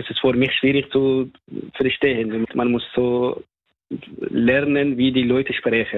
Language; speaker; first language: German; non-native, fluent; Persian